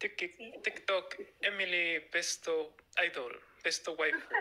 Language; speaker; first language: Japanese; non-native, learner; Spanish